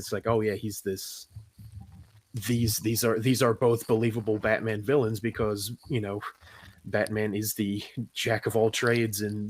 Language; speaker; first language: English; native; English